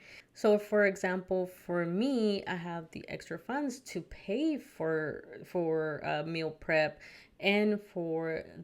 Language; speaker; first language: English; early bilingual, other home language; Spanish